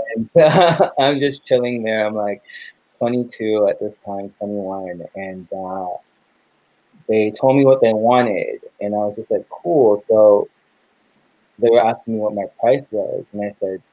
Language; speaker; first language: English; native; English